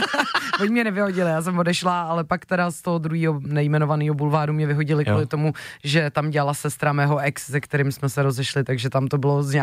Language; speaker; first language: Czech; native; Czech